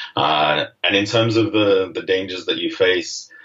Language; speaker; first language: English; native; English